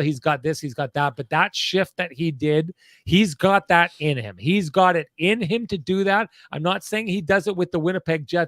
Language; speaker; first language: English; native; English